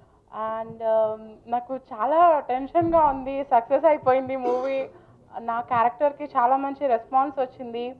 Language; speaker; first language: Telugu; non-native, fluent; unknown